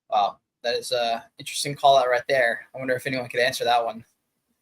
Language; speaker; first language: English; native; English